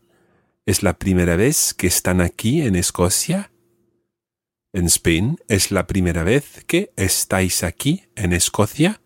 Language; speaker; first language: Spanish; non-native, fluent; English